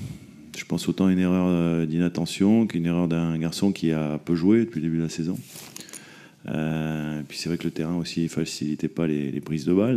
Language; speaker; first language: French; native; French